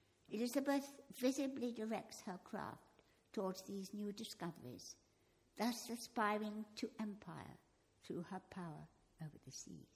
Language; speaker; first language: English; native; English